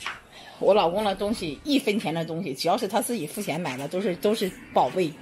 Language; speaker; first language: Chinese; native; Chinese